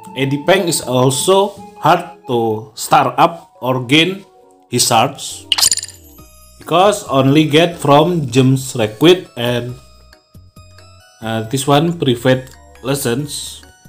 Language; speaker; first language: English; non-native, learner; Indonesian